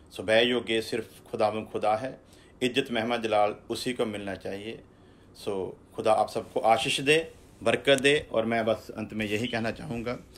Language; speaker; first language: Hindi; non-native, local second language; Punjabi